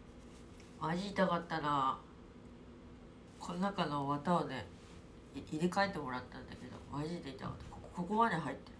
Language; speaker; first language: Japanese; native; Japanese